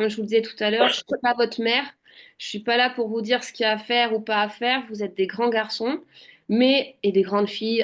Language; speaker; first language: French; native; French